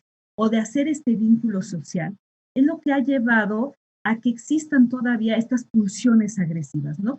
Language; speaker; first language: Spanish; native; Spanish